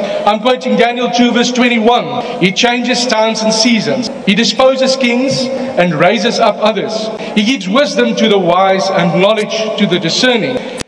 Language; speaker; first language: English; non-native, local second language; Afrikaans